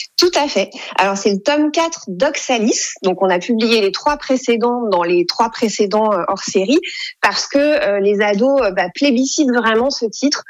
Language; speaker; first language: French; native; French